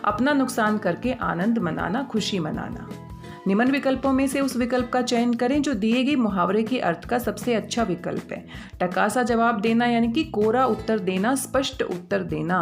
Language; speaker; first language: Hindi; native; Hindi